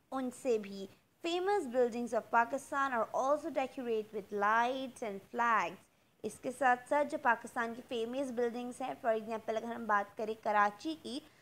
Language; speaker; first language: Urdu; native; Urdu